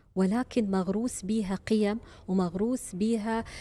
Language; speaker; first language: Arabic; native; Arabic